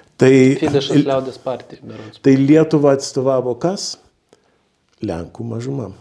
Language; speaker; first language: Lithuanian; early bilingual, heritage; Lithuanian